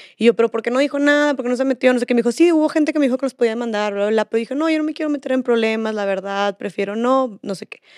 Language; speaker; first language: Spanish; native; Spanish